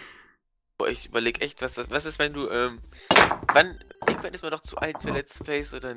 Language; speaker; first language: German; native; German